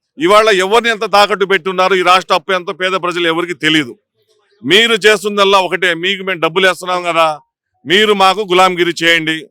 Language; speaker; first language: Telugu; native; Telugu